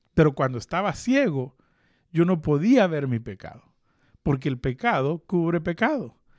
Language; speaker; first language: Spanish; early bilingual, heritage; Spanish